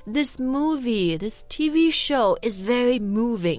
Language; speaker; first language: English; non-native, fluent; Chinese